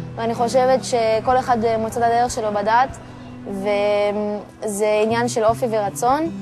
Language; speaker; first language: Hebrew; early bilingual, other home language; English